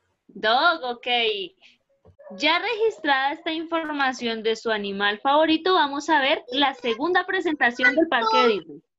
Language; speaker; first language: Spanish; native; Spanish